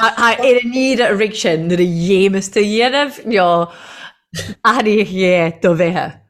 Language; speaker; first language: Irish; native; Irish